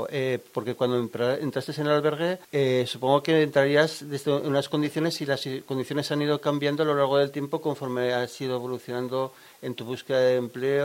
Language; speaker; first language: Spanish; native; Spanish